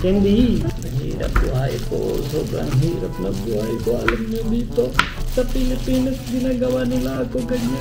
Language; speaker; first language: Filipino; non-native, learner; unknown